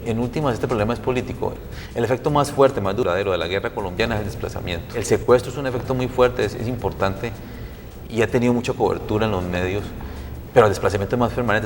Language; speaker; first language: Spanish; native; Spanish